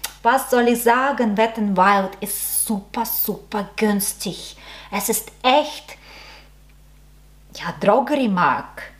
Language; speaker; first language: German; non-native, learner; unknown